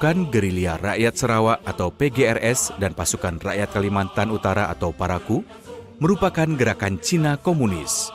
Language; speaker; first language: Indonesian; native; Indonesian